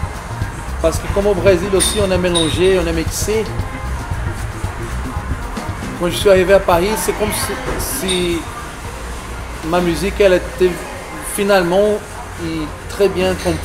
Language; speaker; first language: French; non-native, fluent; Portuguese